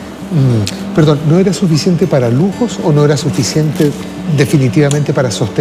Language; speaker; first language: Spanish; native; Spanish